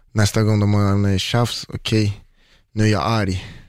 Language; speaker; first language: Swedish; early bilingual, other home language; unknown